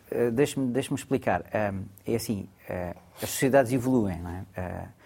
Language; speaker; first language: Portuguese; early bilingual, other home language; Gujarati